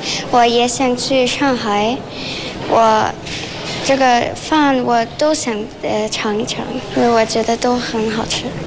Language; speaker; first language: Chinese; non-native, learner; German